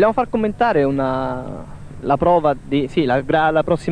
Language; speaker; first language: Italian; native; Italian